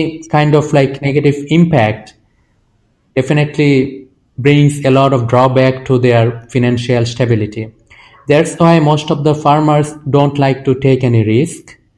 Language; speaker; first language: English; non-native, local second language; Bangla